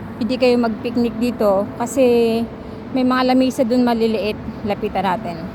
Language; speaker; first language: Filipino; non-native, local second language; Cebuano